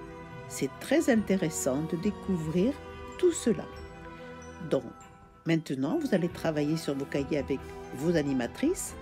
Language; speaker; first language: French; native; French